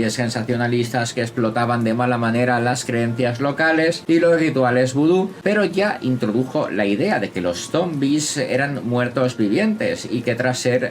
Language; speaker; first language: Spanish; native; Spanish